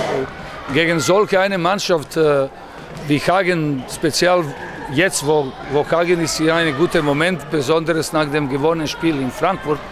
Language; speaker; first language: German; non-native, fluent; Serbian